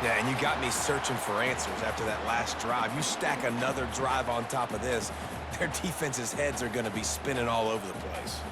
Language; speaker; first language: English; native; English